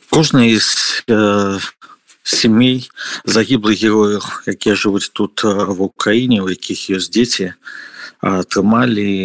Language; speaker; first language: Belarusian; non-native, local second language; Russian